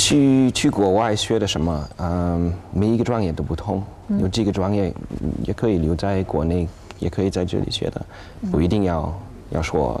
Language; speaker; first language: Chinese; non-native, fluent; English